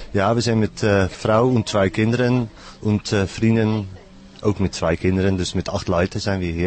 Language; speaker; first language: German; non-native, learner; Dutch